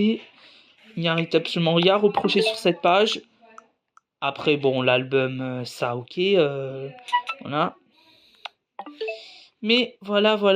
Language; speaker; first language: French; native; French